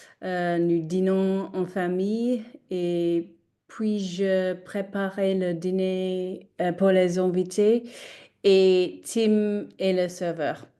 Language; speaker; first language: French; non-native, learner; English